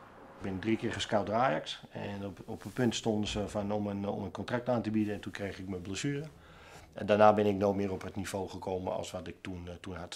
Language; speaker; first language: Dutch; native; Dutch